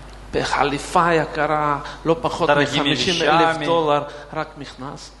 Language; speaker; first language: Hebrew; non-native, fluent; Russian